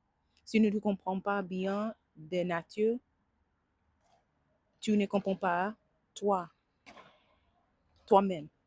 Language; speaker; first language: French; non-native, learner; English